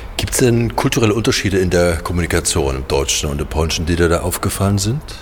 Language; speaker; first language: German; native; German